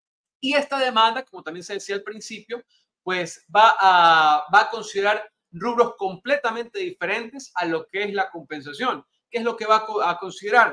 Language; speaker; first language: Spanish; native; Spanish